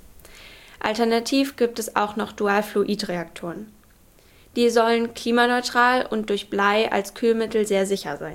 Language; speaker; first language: German; native; German